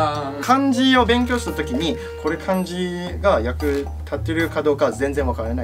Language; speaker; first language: Japanese; non-native, fluent; English